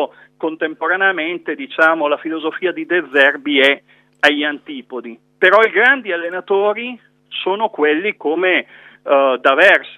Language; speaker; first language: Italian; native; Italian